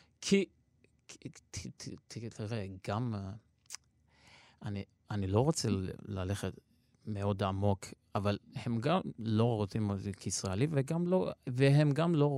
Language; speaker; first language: Hebrew; non-native, local second language; Armenian